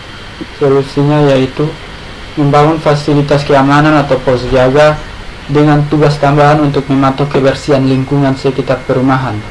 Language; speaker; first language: Indonesian; native; Indonesian